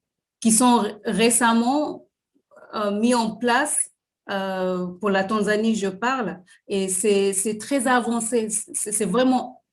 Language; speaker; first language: French; non-native, fluent; Swahili